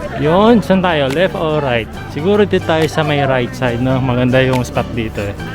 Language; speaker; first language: Filipino; native; Filipino